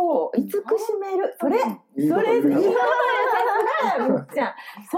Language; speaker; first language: Japanese; native; Japanese